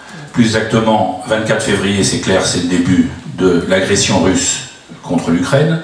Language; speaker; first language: French; native; French